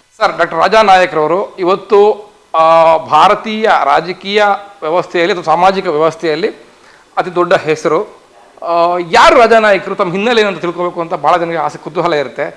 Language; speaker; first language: Kannada; native; Kannada